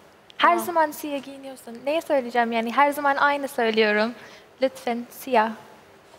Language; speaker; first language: Turkish; non-native, learner; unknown